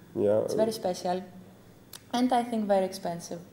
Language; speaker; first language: English; non-native, fluent; Greek